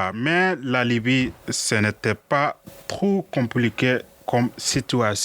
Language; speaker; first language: French; non-native, learner; Arabic